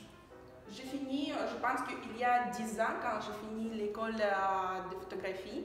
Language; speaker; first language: French; non-native, learner; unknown